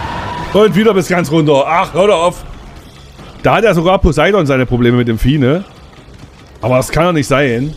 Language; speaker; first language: German; native; German